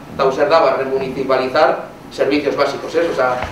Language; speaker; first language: Basque; non-native, local second language; Spanish